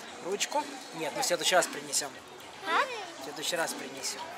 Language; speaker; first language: Russian; native; Russian